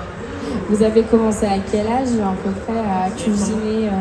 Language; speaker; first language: French; native; French